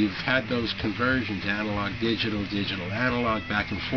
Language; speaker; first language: English; native; English